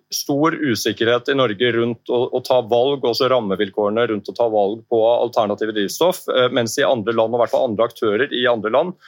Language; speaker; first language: Norwegian; native; Norwegian